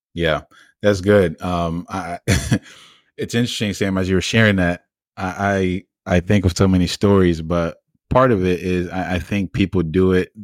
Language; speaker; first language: English; early bilingual, other home language; Lingala